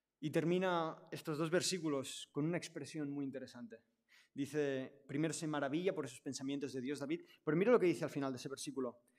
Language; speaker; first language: Spanish; non-native, local second language; Catalan